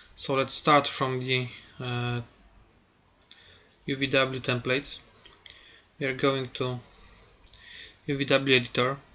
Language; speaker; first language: English; non-native, fluent; Polish